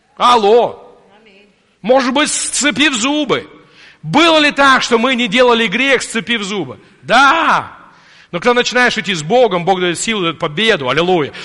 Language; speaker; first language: Russian; native; Russian